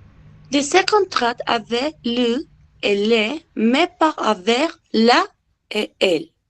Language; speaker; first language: French; non-native, learner; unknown